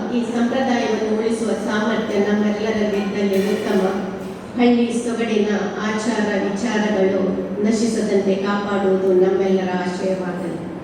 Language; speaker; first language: Kannada; non-native, local second language; Tulu